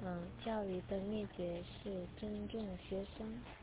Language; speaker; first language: Chinese; non-native, learner; Korean